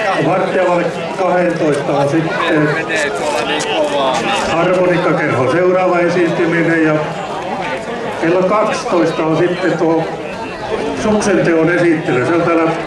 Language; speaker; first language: Finnish; native; Finnish